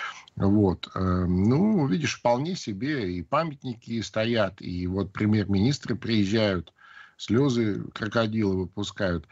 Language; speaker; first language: Russian; native; Russian